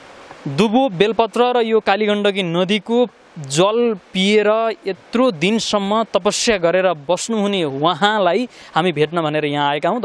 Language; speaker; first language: Nepali; native; Nepali